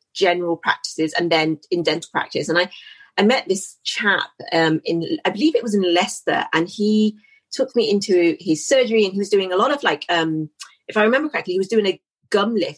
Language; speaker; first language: English; native; English